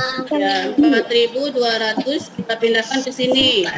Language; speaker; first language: Indonesian; native; Indonesian